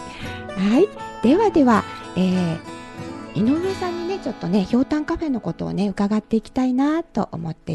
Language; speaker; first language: Japanese; native; Japanese